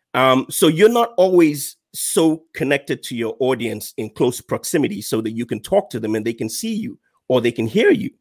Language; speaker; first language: English; non-native, local second language; Yoruba